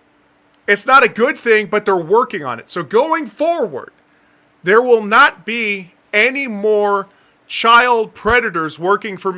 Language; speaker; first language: English; native; English